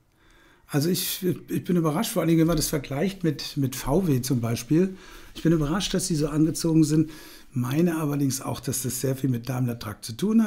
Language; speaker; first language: German; native; German